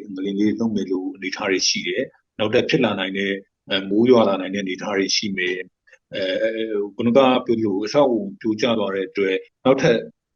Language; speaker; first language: Burmese; native; Burmese